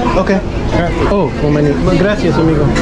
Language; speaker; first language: Spanish; non-native, learner; English